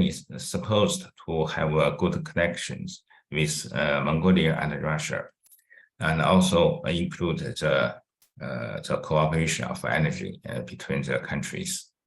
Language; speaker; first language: English; non-native, fluent; Chinese